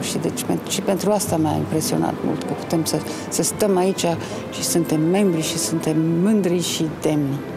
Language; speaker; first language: Romanian; non-native, fluent; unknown